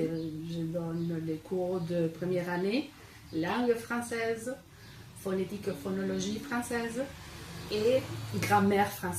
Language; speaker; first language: French; non-native, fluent; Spanish